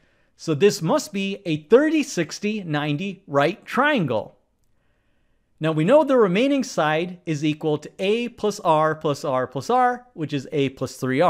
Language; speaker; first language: English; native; English